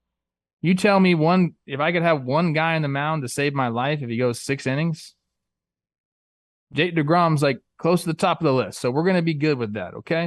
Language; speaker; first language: English; native; English